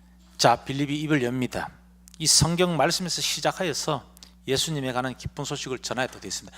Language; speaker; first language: Korean; native; Korean